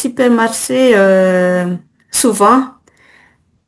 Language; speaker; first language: French; non-native, learner; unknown